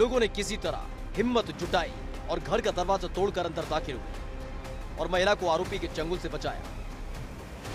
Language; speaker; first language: Hindi; native; Hindi